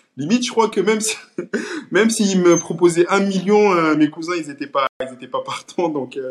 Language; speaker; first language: French; early bilingual, other home language; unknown